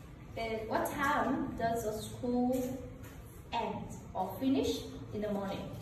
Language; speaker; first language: English; non-native, fluent; Vietnamese